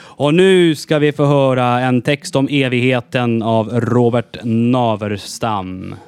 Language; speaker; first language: Swedish; native; Swedish